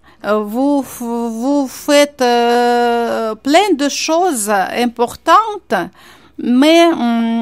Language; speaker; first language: French; non-native, fluent; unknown